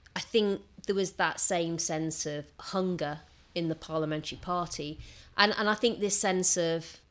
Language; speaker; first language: English; native; English